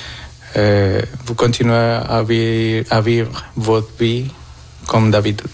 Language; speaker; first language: French; non-native, fluent; Spanish